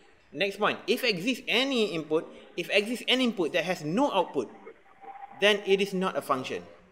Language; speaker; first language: English; non-native, local second language; Malay